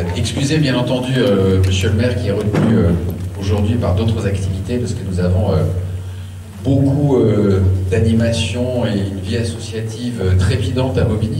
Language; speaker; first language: French; early bilingual, other home language; Swiss German